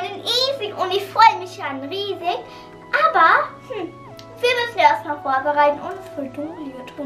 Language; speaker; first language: German; native; German